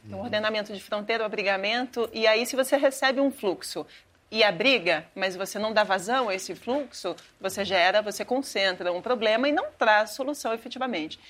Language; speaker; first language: Portuguese; native; Portuguese